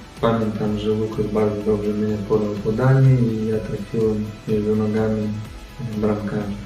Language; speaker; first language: Polish; non-native, learner; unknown